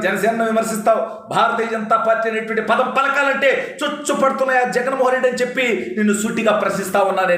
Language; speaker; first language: Telugu; native; Telugu